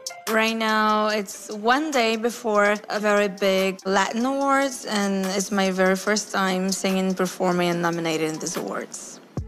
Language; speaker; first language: English; non-native, fluent; Portuguese